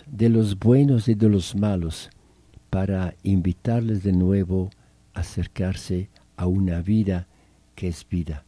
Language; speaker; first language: Spanish; non-native, fluent; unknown